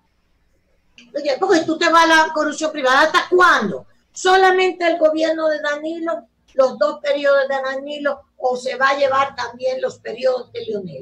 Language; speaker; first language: Spanish; native; Spanish